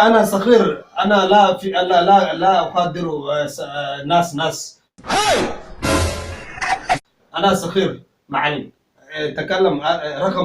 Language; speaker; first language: Arabic; non-native, learner; Somali